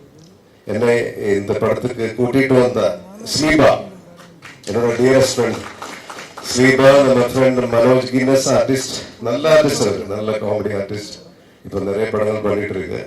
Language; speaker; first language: Tamil; non-native, local second language; Malayalam